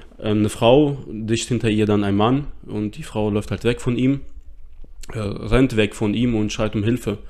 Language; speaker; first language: German; early bilingual, other home language; Russian